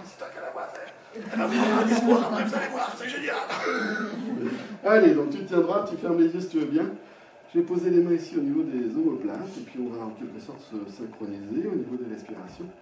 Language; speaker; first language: French; native; French